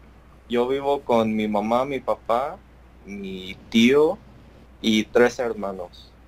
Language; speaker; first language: Spanish; early bilingual, heritage; Spanish